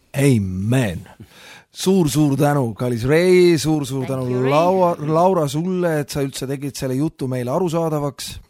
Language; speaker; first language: Estonian; native; Estonian